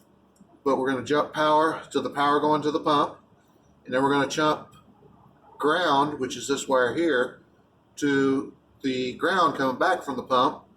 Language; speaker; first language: English; native; English